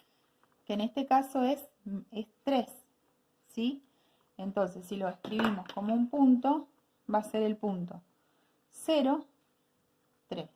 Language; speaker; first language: Spanish; native; Spanish